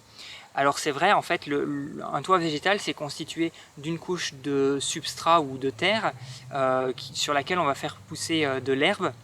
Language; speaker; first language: French; native; French